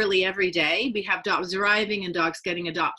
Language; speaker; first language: English; native; English